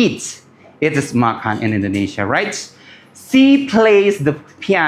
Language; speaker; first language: English; non-native, learner; Indonesian